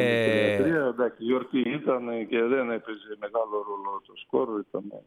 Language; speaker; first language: Greek; non-native, fluent; Russian